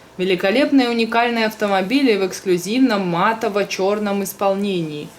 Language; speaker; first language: Russian; native; Russian